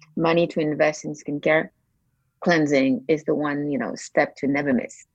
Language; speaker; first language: English; non-native, fluent; French